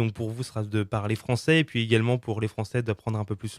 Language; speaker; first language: French; native; French